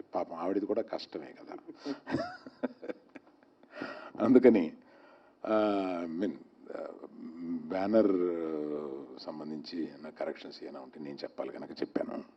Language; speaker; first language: Telugu; native; Telugu